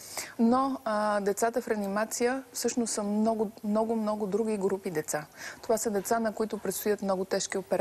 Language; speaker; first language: Bulgarian; native; Bulgarian